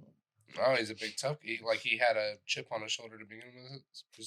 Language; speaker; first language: English; native; English